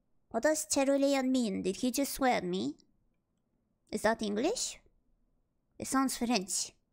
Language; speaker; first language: English; non-native, fluent; Japanese